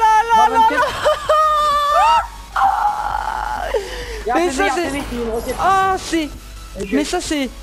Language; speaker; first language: French; native; French